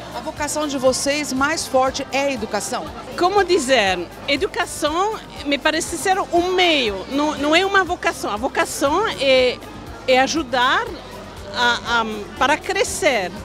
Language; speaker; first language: Portuguese; non-native, fluent; French